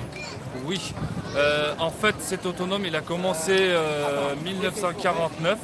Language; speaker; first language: French; non-native, learner; Uyghur